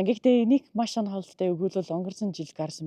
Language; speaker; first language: Mongolian; non-native, learner; English